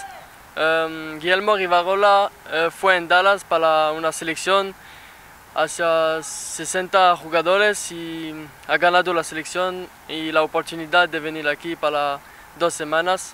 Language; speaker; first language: Spanish; non-native, learner; French